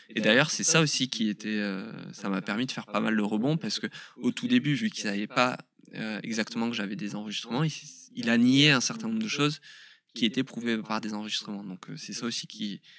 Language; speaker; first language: French; native; French